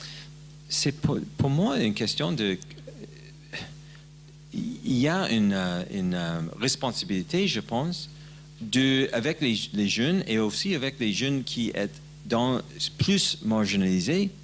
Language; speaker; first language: French; non-native, learner; English